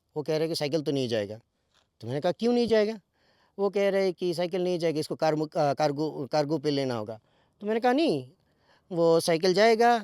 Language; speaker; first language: Urdu; non-native, fluent; Bangla